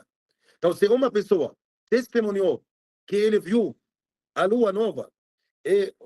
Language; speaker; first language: Portuguese; non-native, fluent; Arabic